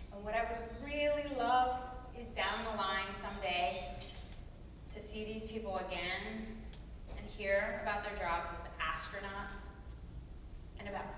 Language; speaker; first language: English; native; English